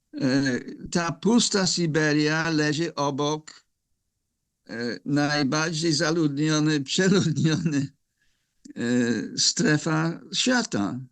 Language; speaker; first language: Polish; non-native, fluent; English